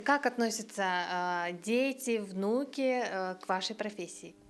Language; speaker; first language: Russian; native; Russian